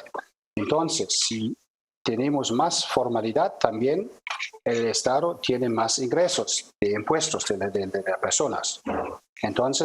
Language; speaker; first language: Spanish; non-native, fluent; German